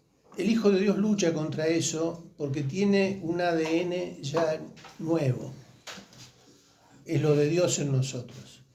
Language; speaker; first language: Spanish; native; Spanish